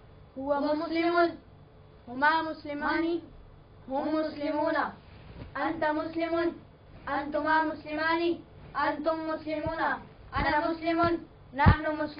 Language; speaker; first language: Arabic; non-native, learner; Urdu